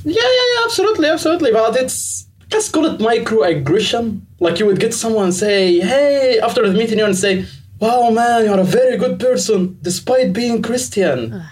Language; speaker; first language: English; non-native, fluent; Arabic